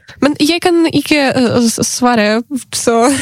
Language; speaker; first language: Norwegian; non-native, learner; Ukrainian